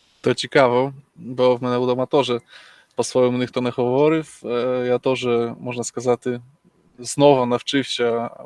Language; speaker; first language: Ukrainian; non-native, local second language; Polish